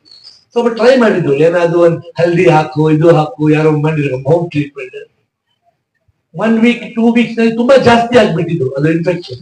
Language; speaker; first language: Kannada; non-native, local second language; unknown